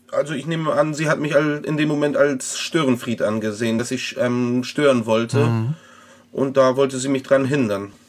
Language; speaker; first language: German; native; German